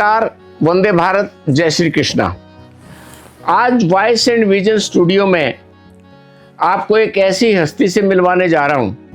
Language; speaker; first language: Hindi; native; Hindi